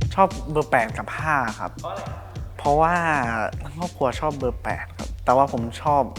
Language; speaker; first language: Thai; early bilingual, heritage; Spanish